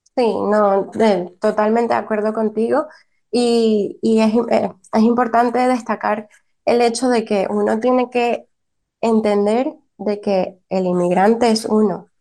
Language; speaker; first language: Spanish; native; Spanish